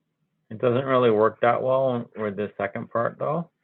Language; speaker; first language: English; native; English